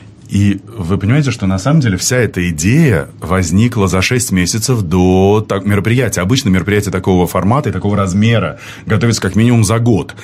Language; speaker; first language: Russian; native; Russian